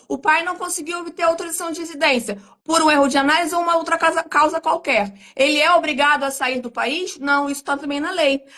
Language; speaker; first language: Portuguese; native; Portuguese